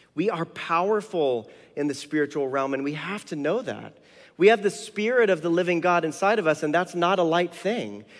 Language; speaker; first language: English; native; English